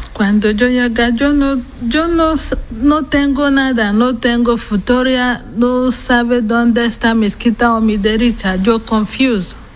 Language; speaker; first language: Spanish; non-native, learner; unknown